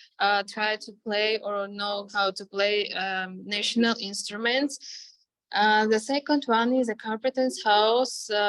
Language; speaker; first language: English; non-native, fluent; Armenian